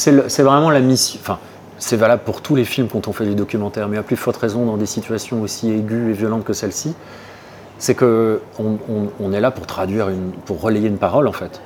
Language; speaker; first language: French; native; French